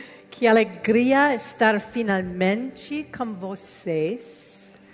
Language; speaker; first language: Portuguese; non-native, learner; English